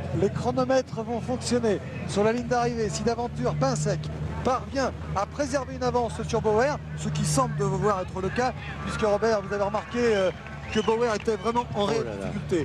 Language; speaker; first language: French; native; French